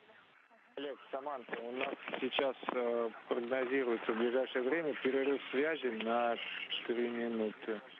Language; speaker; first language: Russian; native; Russian